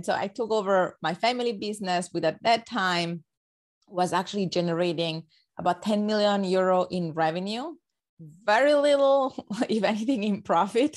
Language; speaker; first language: English; non-native, fluent; Italian